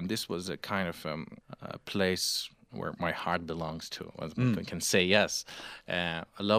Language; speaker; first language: English; non-native, fluent; Russian